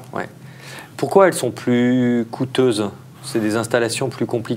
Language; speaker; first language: French; native; French